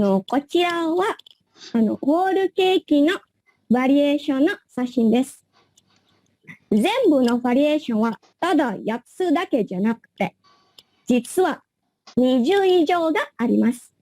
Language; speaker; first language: Japanese; non-native, learner; Indonesian